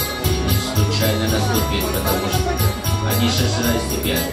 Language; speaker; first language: Russian; non-native, learner; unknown